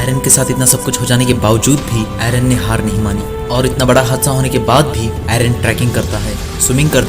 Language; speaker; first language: Hindi; native; Hindi